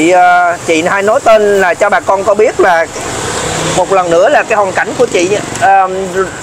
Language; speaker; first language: Vietnamese; native; Vietnamese